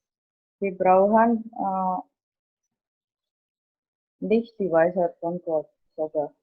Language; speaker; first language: German; non-native, learner; Indonesian